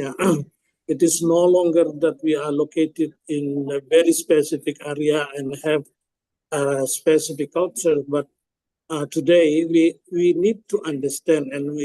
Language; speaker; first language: English; non-native, fluent; Indonesian